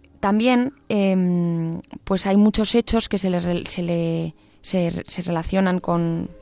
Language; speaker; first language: Spanish; native; Spanish